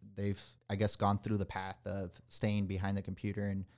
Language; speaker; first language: English; early bilingual, other home language; Spanish